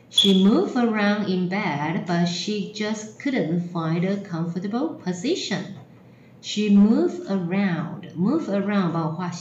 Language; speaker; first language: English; non-native, fluent; Chinese